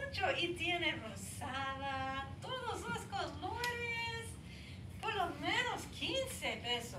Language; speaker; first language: Spanish; non-native, fluent; English